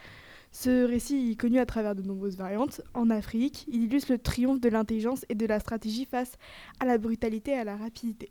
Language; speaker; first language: French; native; French